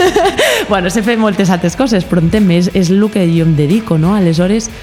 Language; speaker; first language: Catalan; native; Catalan